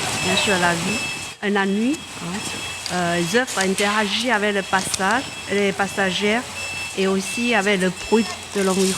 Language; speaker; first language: French; non-native, fluent; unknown